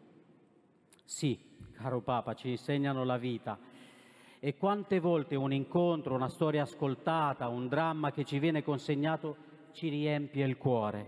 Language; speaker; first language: Italian; non-native, fluent; Romanian